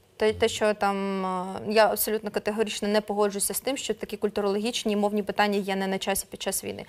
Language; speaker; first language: Ukrainian; non-native, local second language; Russian